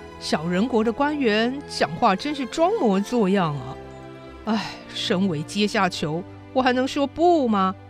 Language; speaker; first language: Chinese; native; Chinese